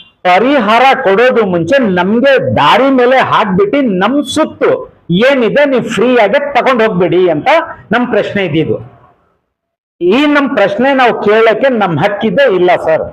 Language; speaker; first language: Kannada; native; Kannada